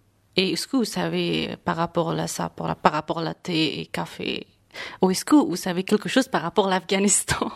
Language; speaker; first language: French; non-native, fluent; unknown